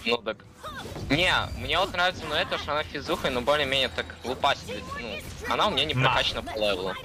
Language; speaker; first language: Russian; native; Russian